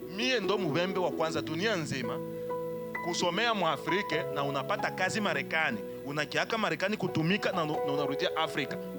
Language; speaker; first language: Swahili; non-native, local second language; Bembe